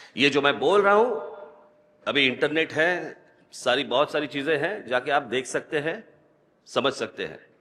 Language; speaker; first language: Hindi; non-native, local second language; Marathi